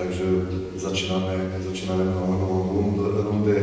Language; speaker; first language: Polish; non-native, fluent; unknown